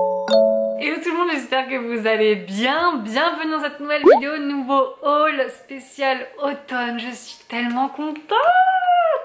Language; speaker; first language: French; native; French